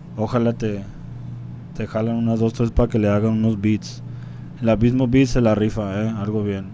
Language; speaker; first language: Spanish; early bilingual, heritage; Spanish